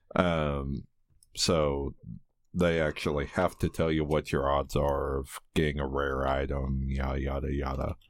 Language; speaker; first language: English; native; English